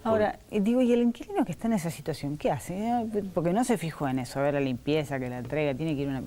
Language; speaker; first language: Spanish; native; Spanish